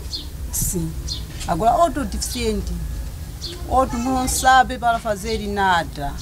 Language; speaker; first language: Portuguese; non-native, learner; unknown